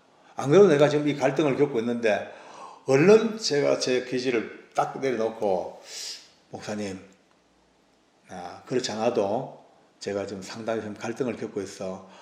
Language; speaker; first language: Korean; native; Korean